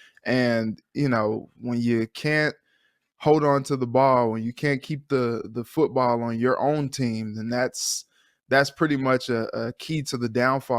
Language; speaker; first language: English; native; English